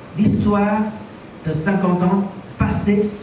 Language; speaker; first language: French; non-native, fluent; Chinese